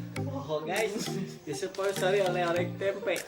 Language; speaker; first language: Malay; non-native, local second language; Sundanese